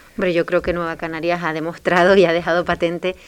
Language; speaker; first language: Spanish; native; Spanish